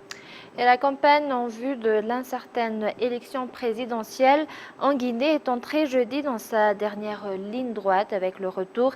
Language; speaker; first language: French; non-native, local second language; Malagasy